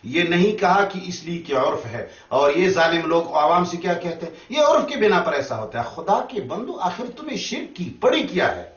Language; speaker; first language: Urdu; non-native, local second language; Pashto